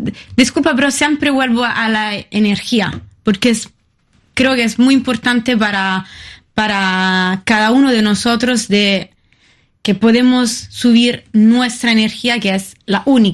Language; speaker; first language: Spanish; non-native, fluent; Italian